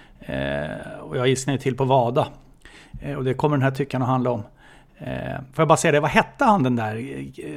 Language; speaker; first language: Swedish; native; Swedish